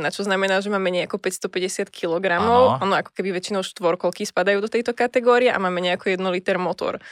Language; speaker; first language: Slovak; native; Slovak